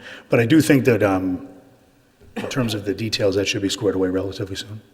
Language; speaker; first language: English; native; English